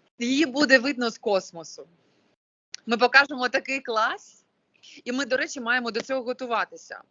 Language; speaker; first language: Ukrainian; non-native, local second language; Russian